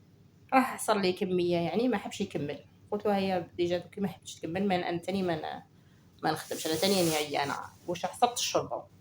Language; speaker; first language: Arabic; native; Arabic